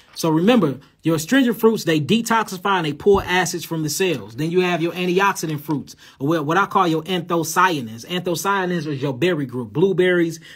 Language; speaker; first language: English; native; English